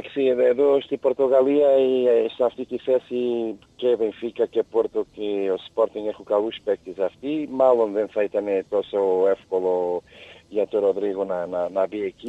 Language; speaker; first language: Greek; non-native, learner; Portuguese